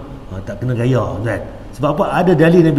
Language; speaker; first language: Malay; native; Malay